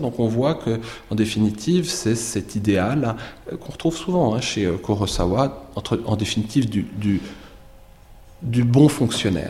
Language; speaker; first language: French; native; French